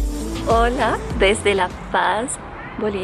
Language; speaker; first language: Spanish; non-native, learner; English